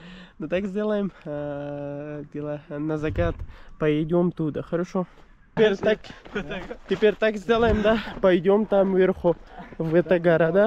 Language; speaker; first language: Russian; non-native, learner; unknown